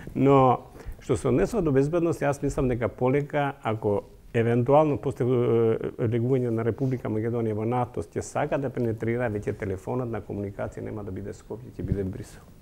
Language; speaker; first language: Macedonian; non-native, local second language; Albanian